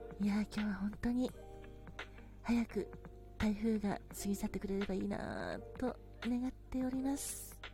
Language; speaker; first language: Japanese; native; Japanese